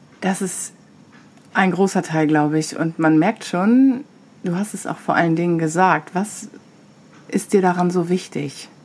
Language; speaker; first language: German; native; German